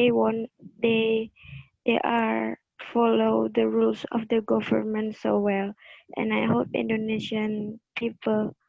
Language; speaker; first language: English; non-native, learner; Indonesian